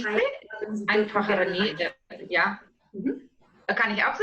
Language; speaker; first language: German; non-native, learner; Portuguese